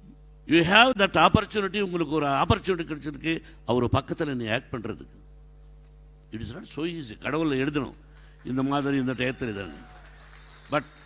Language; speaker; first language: Tamil; non-native, learner; Telugu